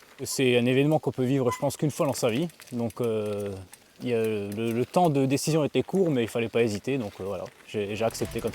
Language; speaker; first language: French; native; French